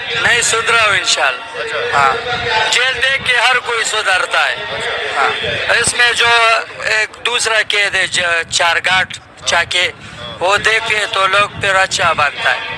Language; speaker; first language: Urdu; non-native, local second language; Pashto